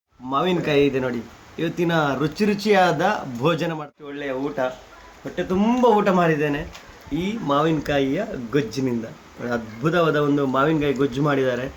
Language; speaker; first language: Kannada; non-native, local second language; Tulu